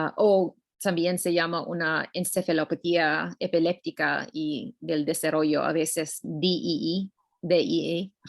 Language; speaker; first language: Spanish; non-native, learner; English